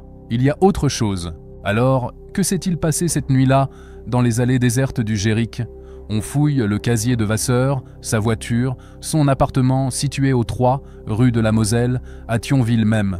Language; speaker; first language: French; native; French